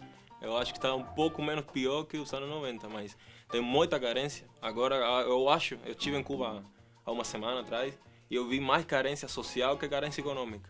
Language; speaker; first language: Portuguese; non-native, fluent; Spanish